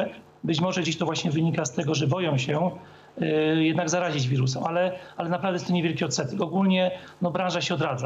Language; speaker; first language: Polish; native; Polish